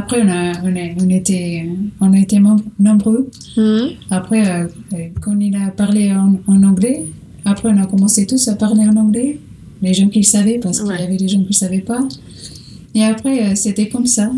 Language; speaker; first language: French; non-native, learner; Portuguese